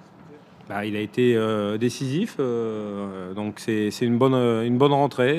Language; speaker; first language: French; native; French